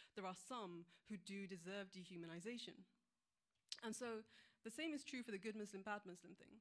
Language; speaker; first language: English; native; English